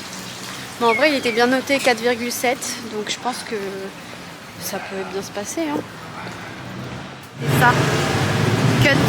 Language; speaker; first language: French; native; French